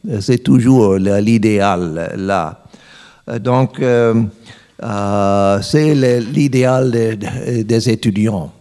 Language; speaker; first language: French; non-native, learner; English